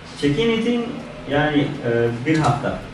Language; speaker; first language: Turkish; non-native, learner; Sinhala